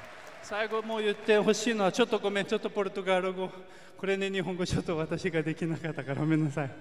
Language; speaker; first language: Japanese; non-native, learner; Portuguese